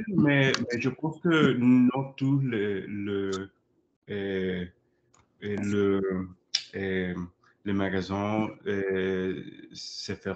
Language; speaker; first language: French; non-native, learner; English